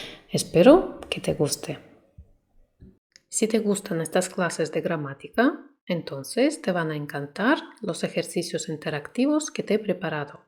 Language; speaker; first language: Spanish; non-native, fluent; Russian